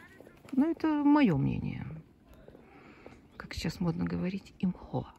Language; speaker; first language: Russian; native; Russian